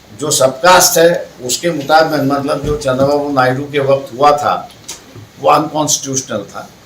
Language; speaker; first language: Hindi; non-native, local second language; Marathi